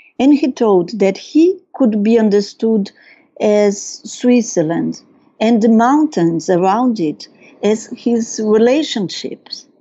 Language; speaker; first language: English; non-native, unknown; Portuguese